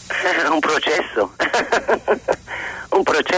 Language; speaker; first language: Spanish; non-native, learner; Italian